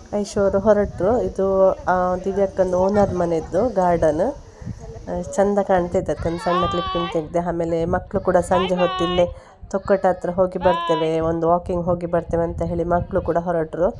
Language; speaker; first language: Kannada; non-native, local second language; Tulu